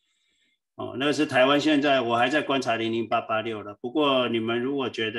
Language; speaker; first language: Chinese; native; Chinese